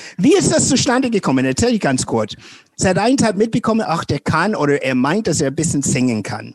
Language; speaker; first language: German; non-native, fluent; English